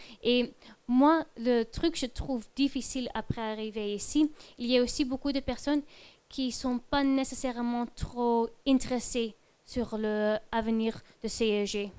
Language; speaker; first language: French; non-native, fluent; Dutch